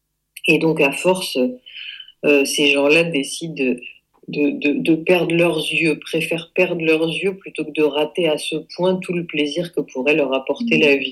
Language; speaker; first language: French; native; French